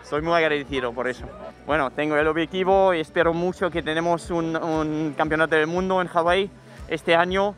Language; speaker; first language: Spanish; non-native, fluent; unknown